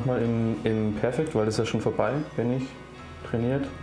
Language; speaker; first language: German; native; German